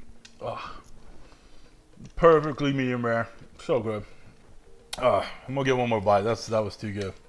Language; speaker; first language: English; native; English